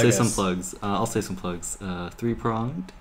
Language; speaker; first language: English; native; English